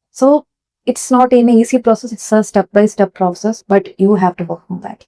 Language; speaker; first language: English; non-native, local second language; Malayalam